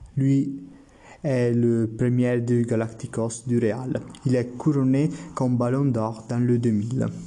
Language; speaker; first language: French; non-native, learner; Italian